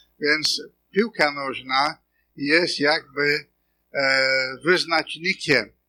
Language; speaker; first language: Polish; non-native, fluent; English